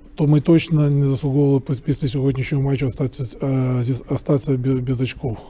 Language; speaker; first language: Ukrainian; non-native, local second language; Russian